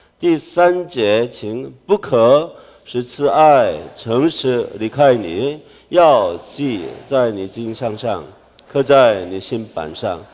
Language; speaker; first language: Chinese; non-native, fluent; Korean